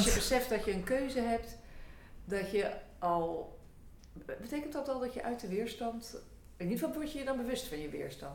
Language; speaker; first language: Dutch; native; Dutch